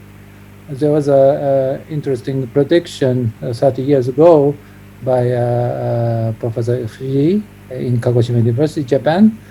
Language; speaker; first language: English; non-native, fluent; Japanese